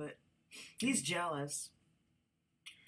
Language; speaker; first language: English; native; English